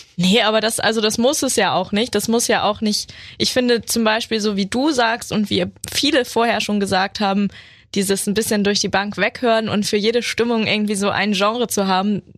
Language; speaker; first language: German; native; German